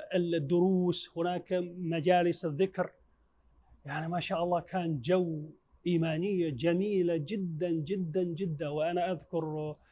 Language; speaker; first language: Arabic; non-native, fluent; Chinese